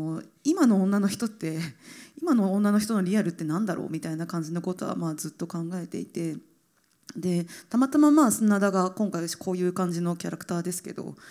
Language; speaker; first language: Japanese; native; Japanese